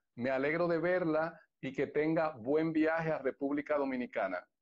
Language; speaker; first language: Spanish; native; Spanish